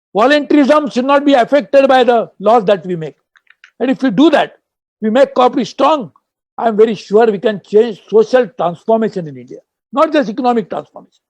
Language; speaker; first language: English; non-native, local second language; Marathi